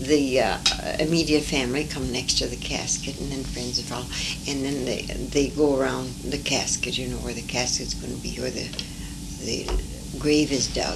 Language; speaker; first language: English; early bilingual, other home language; French